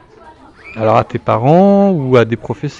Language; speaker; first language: French; native; French